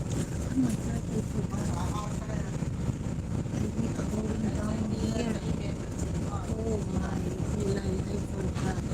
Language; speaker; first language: English; non-native, local second language; Filipino